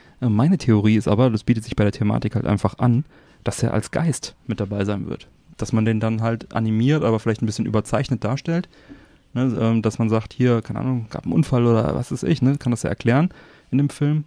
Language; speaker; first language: German; native; German